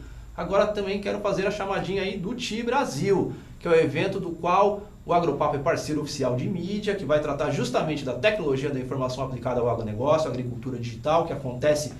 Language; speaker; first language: Portuguese; native; Portuguese